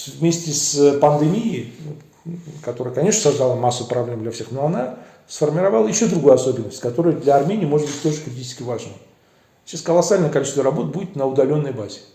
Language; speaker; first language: Russian; early bilingual, other home language; Armenian